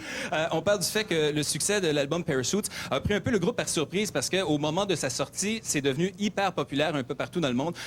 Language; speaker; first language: French; native; French